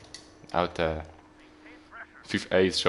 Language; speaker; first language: German; native; German